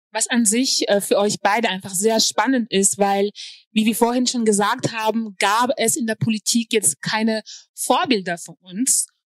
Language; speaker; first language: German; early bilingual, other home language; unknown